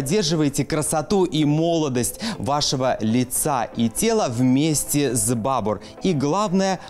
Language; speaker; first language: Russian; native; Russian